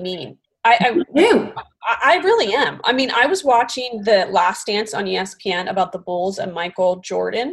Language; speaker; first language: English; native; English